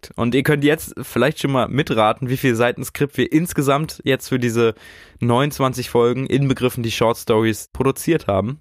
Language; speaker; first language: German; native; German